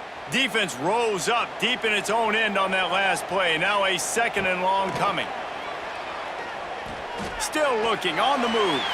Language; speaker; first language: English; native; English